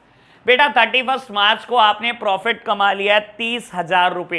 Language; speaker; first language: Hindi; native; Hindi